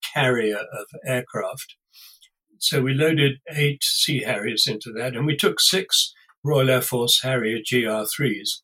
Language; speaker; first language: English; native; English